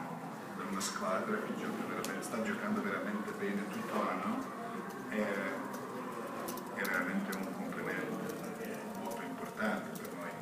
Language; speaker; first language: Italian; non-native, fluent; Croatian